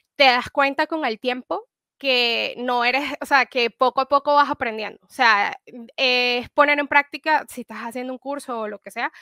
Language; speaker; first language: Spanish; native; Spanish